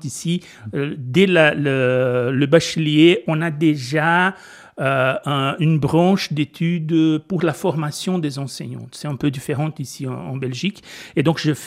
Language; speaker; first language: French; non-native, fluent; Portuguese